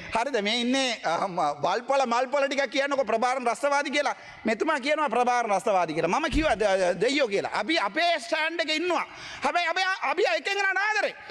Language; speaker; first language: Sinhala; non-native, local second language; Tamil